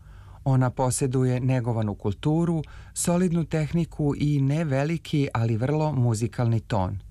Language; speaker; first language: Serbian; native; Serbian